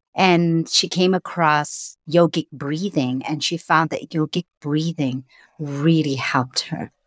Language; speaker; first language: English; native; English